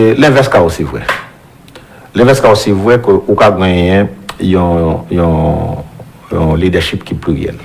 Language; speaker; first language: French; non-native, local second language; Haitian Creole